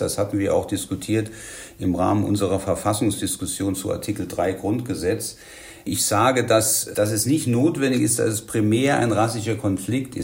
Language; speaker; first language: German; native; German